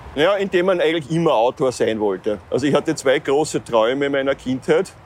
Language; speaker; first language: German; native; German